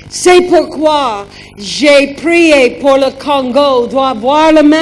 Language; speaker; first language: French; non-native, learner; German